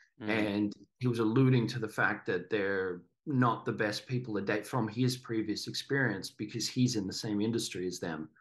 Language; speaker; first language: English; native; English